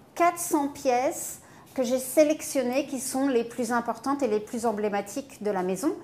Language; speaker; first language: French; native; French